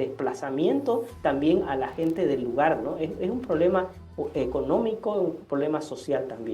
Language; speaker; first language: Spanish; native; Spanish